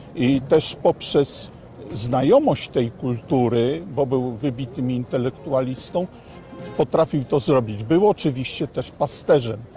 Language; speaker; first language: Polish; native; Polish